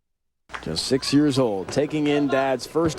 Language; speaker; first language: English; native; English